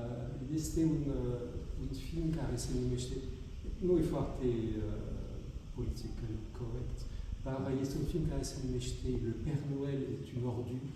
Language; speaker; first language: Romanian; non-native, fluent; French